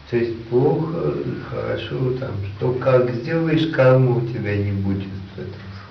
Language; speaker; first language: Russian; native; Russian